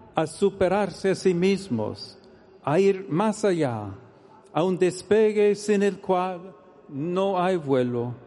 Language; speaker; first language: Spanish; non-native, fluent; English